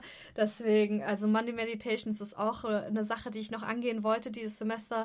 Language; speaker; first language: German; native; German